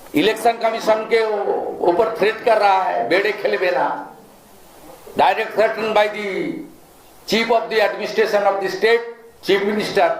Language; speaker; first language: Hindi; non-native, local second language; Bangla